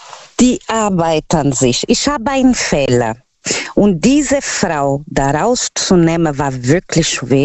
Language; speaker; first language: German; non-native, learner; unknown